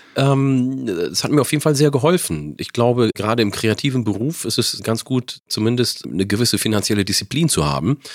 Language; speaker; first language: German; early bilingual, other home language; Oromo